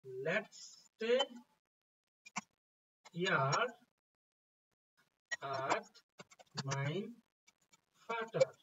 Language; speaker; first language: German; non-native, learner; Bangla